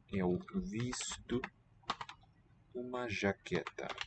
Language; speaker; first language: Portuguese; non-native, learner; English